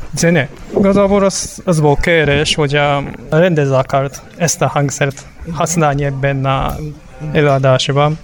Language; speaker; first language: Hungarian; non-native, fluent; Japanese